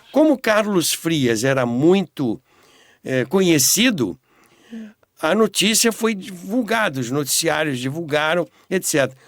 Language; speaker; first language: Portuguese; native; Portuguese